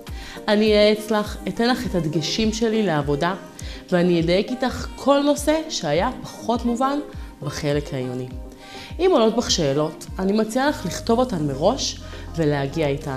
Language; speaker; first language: Hebrew; native; Hebrew